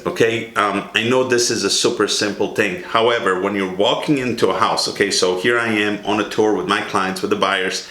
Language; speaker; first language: English; native; English